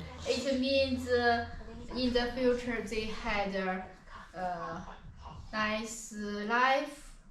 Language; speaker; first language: English; non-native, learner; Chinese